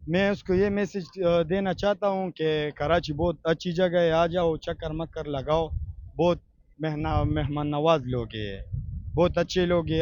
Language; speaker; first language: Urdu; non-native, local second language; Pashto